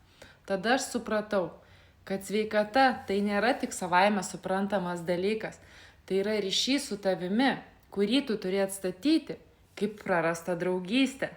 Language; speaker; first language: Lithuanian; native; Lithuanian